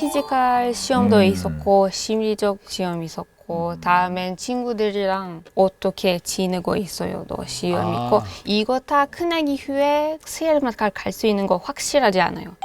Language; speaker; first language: Korean; non-native, fluent; Hebrew